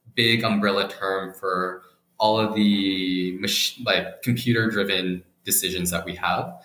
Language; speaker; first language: English; native; English